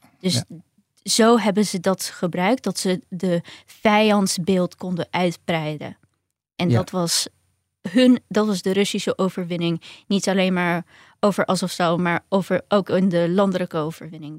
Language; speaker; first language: Dutch; early bilingual, other home language; Ukrainian